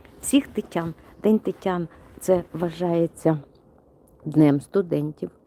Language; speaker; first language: Ukrainian; non-native, local second language; Russian